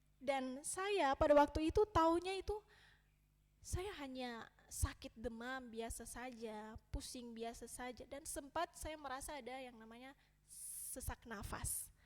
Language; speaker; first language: Indonesian; native; Indonesian